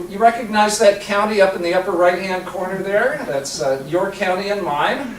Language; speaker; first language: English; native; English